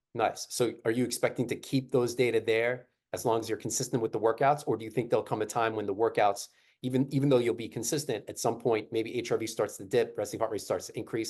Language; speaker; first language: English; native; English